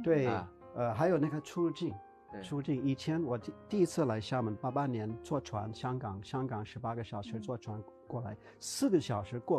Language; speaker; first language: Chinese; non-native, fluent; English